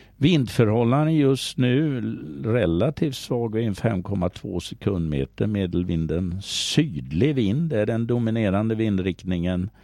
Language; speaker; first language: Swedish; native; Swedish